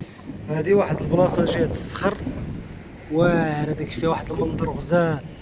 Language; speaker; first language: Arabic; native; Arabic